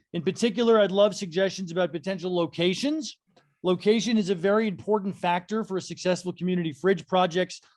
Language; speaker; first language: English; native; English